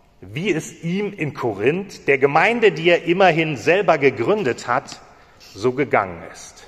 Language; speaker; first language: German; native; German